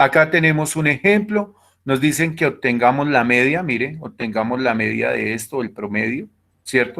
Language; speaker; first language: Spanish; native; Spanish